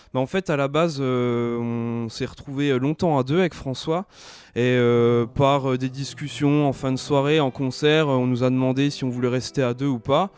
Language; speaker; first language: French; native; French